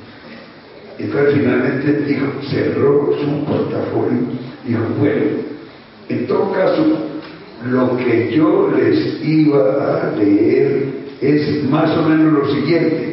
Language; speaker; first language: Spanish; native; Spanish